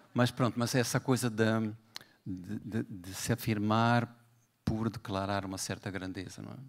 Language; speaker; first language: Portuguese; native; Portuguese